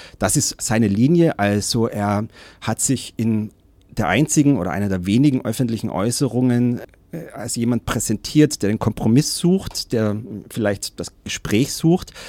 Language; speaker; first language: German; native; German